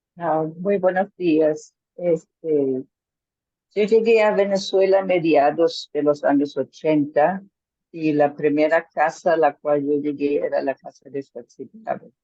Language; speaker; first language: Spanish; non-native, fluent; German